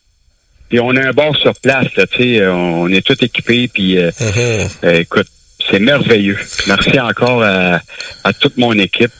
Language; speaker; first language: French; native; French